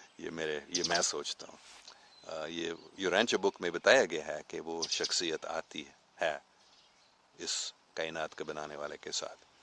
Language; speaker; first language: Urdu; non-native, local second language; English